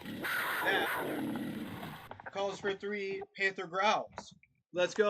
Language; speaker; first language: English; native; English